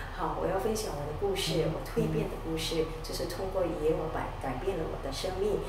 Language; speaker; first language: Chinese; non-native, local second language; Malay